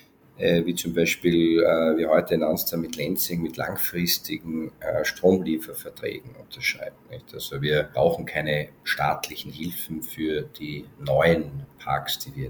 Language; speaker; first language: German; native; German